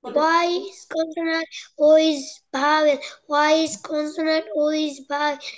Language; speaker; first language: English; non-native, learner; Bangla